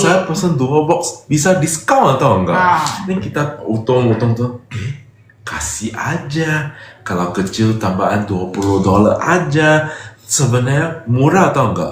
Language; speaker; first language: Indonesian; non-native, fluent; English